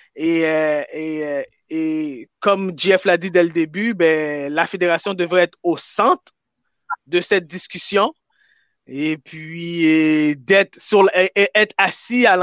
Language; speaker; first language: French; native; French